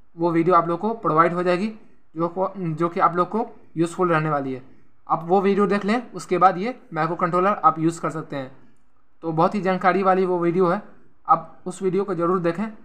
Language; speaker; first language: Hindi; native; Hindi